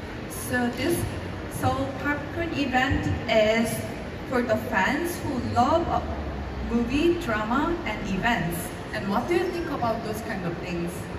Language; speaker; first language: English; non-native, fluent; Korean